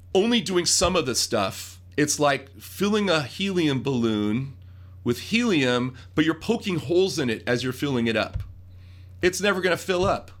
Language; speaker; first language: English; native; English